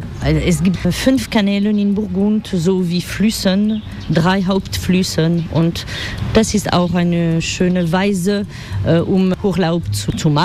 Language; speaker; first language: German; non-native, learner; French